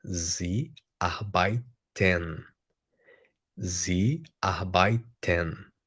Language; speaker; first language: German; non-native, fluent; Portuguese